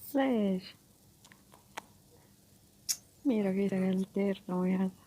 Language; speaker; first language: Arabic; non-native, learner; Oromo